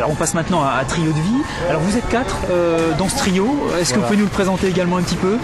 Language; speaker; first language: French; native; French